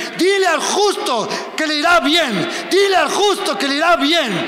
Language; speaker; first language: Spanish; early bilingual, heritage; Spanish